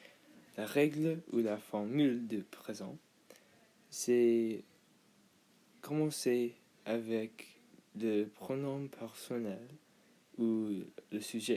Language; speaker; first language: French; non-native, learner; English